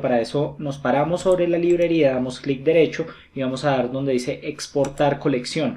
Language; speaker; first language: Spanish; native; Spanish